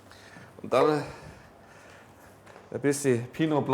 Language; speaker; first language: German; native; German